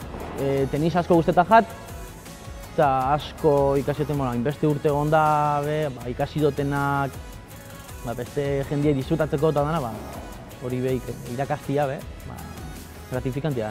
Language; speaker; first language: Basque; native; Basque